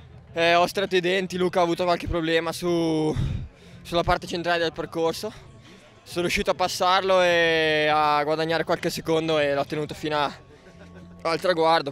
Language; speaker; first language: Italian; native; Italian